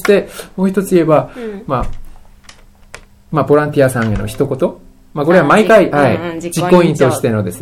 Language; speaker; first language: Japanese; non-native, fluent; Korean